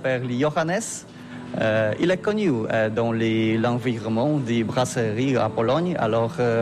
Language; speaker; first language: French; non-native, fluent; Polish